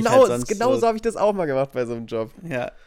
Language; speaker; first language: German; native; German